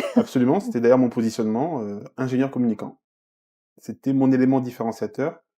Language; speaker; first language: French; early bilingual, other home language; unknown